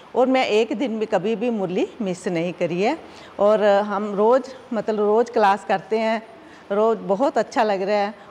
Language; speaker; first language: Hindi; native; Hindi